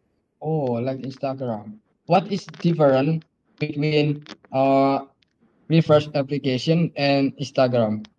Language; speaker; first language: English; non-native, learner; Indonesian